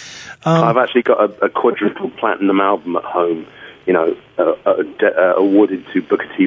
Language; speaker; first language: English; native; English